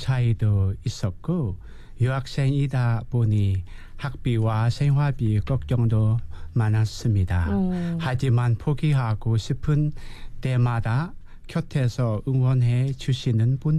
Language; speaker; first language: Korean; non-native, fluent; Burmese